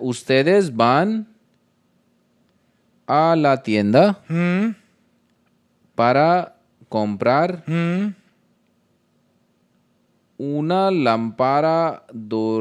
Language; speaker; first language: Spanish; non-native, learner; Hindi